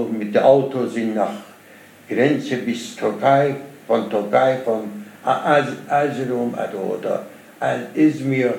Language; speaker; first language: German; non-native, learner; Persian